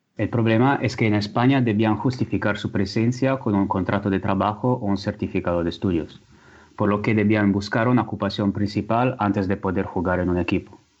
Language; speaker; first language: Spanish; non-native, fluent; Italian